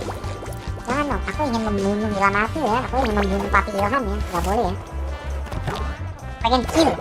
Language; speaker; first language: Indonesian; native; Indonesian